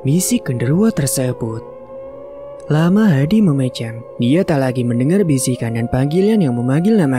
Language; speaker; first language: Indonesian; native; Indonesian